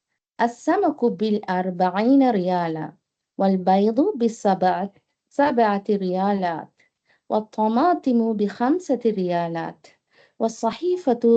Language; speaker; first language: Arabic; non-native, learner; Tamil